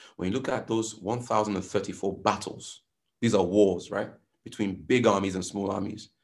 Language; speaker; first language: English; non-native, local second language; Yoruba